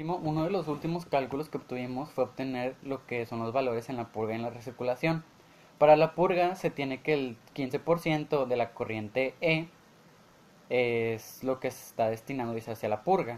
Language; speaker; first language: Spanish; native; Spanish